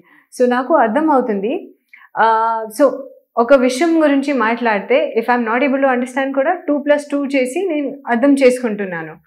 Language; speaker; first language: Telugu; non-native, learner; Hindi